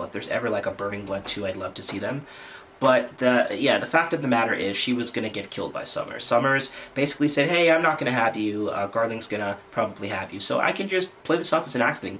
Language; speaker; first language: English; native; English